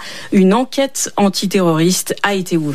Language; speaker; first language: French; native; French